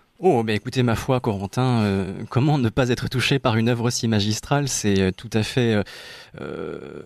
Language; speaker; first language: French; native; French